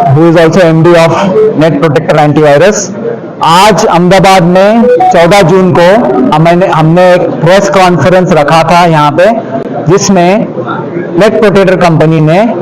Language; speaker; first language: Hindi; non-native, local second language; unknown